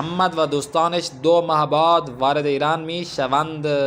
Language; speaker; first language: Persian; non-native, fluent; Urdu